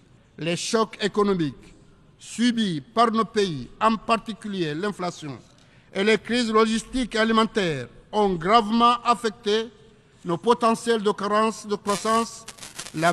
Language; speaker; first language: French; non-native, local second language; Ngazidja Comorian